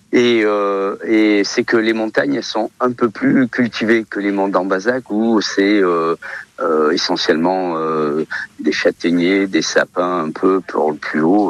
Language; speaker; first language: French; early bilingual, other home language; Portuguese